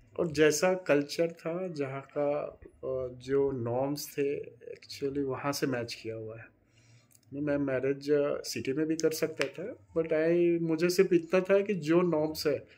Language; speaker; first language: Hindi; native; Hindi